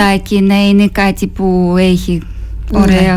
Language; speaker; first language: Greek; non-native, fluent; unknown